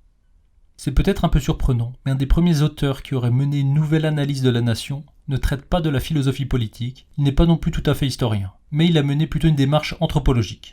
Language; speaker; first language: French; native; French